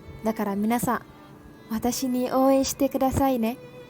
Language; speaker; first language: Japanese; non-native, learner; Malay